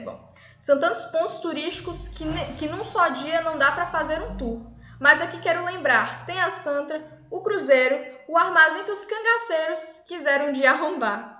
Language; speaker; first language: Portuguese; native; Portuguese